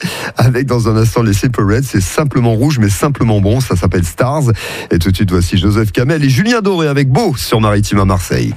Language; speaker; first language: French; native; French